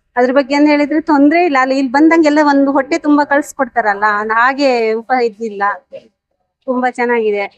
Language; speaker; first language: Kannada; native; Kannada